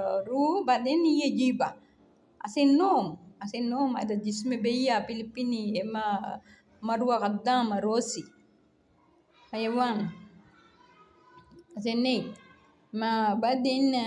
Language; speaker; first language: Arabic; non-native, learner; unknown